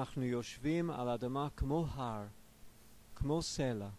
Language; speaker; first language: Hebrew; non-native, fluent; English